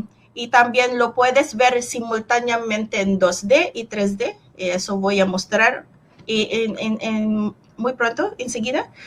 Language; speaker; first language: Spanish; non-native, fluent; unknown